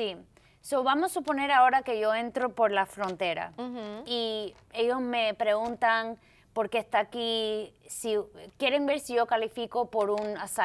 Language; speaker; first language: Spanish; early bilingual, heritage; Spanish